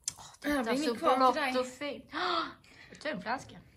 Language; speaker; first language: Swedish; native; Swedish